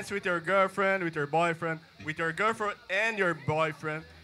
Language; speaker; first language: English; non-native, fluent; Portuguese